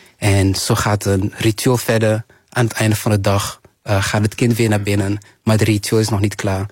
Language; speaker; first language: Dutch; early bilingual, other home language; Kinyarwanda